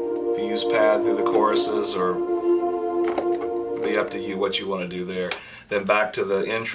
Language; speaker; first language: English; native; English